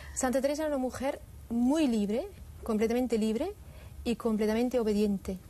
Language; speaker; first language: Spanish; non-native, fluent; Swiss German